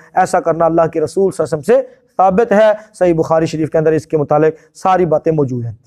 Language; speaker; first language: Urdu; non-native, local second language; Punjabi